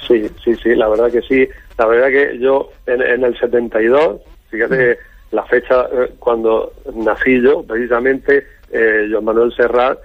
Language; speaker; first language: Spanish; native; Spanish